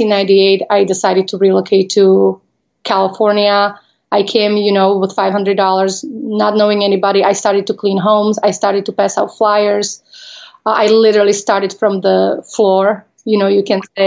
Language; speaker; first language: English; non-native, fluent; Slovak